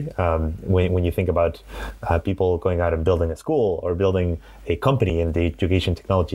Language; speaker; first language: English; non-native, fluent; Spanish